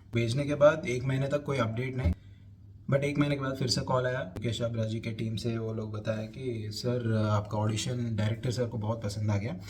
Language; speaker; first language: Hindi; non-native, local second language; Telugu